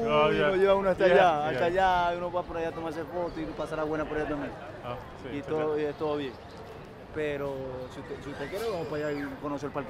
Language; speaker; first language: Spanish; native; Spanish